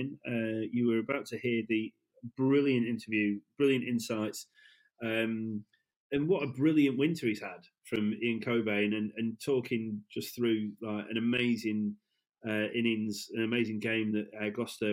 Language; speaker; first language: English; native; English